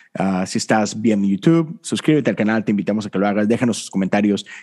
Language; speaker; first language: Spanish; native; Spanish